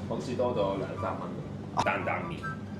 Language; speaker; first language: Cantonese; non-native, fluent; Japanese